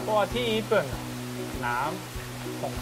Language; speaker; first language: Thai; non-native, fluent; Japanese